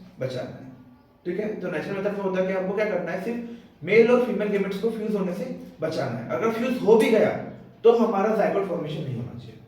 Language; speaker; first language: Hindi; non-native, local second language; Marathi